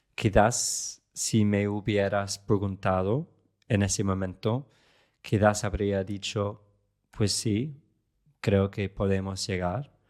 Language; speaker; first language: Spanish; non-native, fluent; English